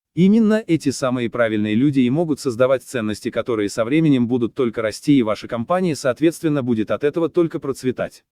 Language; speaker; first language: Russian; native; Russian